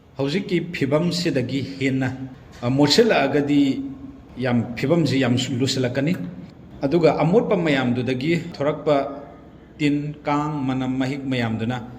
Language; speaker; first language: Manipuri; non-native, local second language; Thado Chin